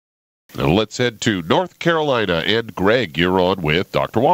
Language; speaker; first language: English; native; English